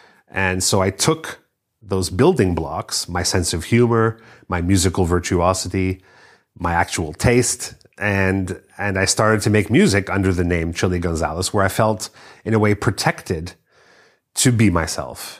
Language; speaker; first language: English; native; English